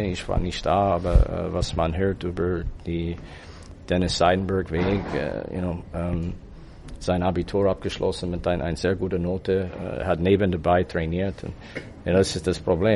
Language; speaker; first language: German; non-native, fluent; English